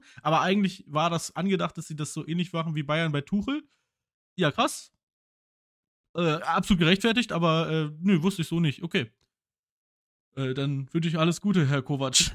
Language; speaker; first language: German; native; German